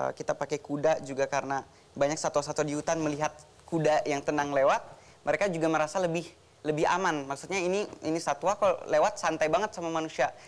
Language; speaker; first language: Indonesian; native; Indonesian